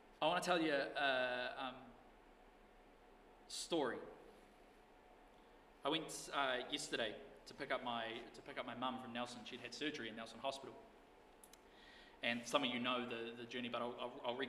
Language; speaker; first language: English; native; English